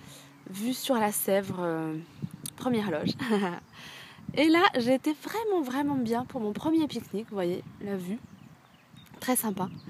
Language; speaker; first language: French; native; French